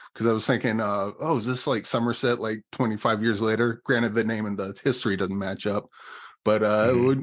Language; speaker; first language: English; native; English